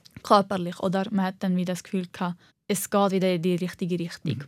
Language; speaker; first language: German; early bilingual, heritage; Arabic